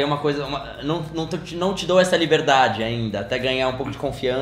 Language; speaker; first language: Portuguese; native; Portuguese